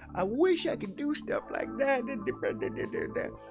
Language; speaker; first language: English; native; English